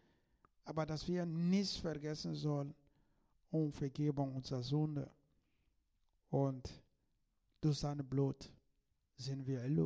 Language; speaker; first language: German; non-native, learner; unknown